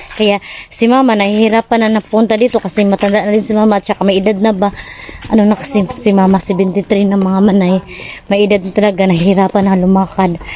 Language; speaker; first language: Filipino; non-native, local second language; Cebuano